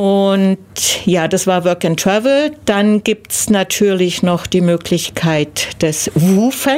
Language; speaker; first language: German; native; German